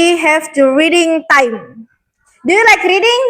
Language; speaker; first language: English; non-native, learner; Indonesian